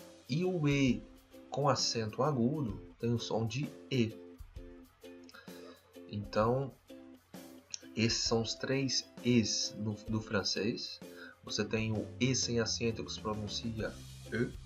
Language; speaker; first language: Portuguese; non-native, fluent; French